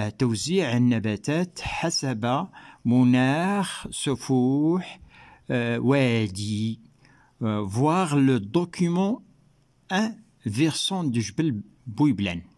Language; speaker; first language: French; non-native, local second language; Arabic